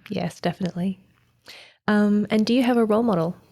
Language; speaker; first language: English; native; English